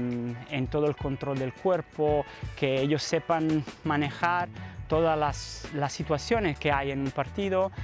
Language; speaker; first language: Spanish; non-native, fluent; Italian